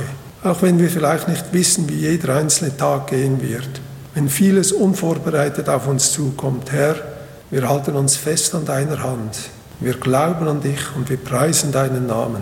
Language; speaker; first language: German; native; German